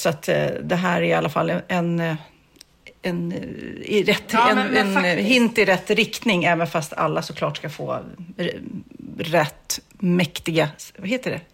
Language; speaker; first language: Swedish; native; Swedish